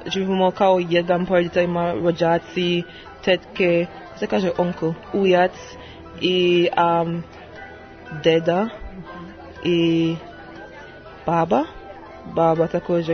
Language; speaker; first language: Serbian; non-native, learner; English